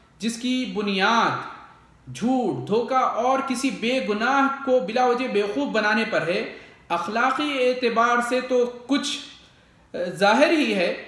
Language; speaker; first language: Urdu; native; Urdu